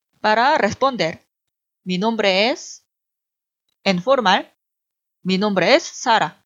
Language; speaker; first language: Spanish; non-native, fluent; Korean